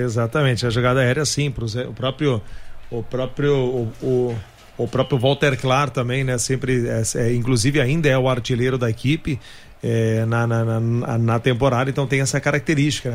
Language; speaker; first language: Portuguese; native; Portuguese